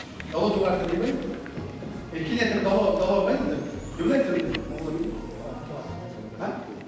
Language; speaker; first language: Mongolian; non-native, learner; Buriat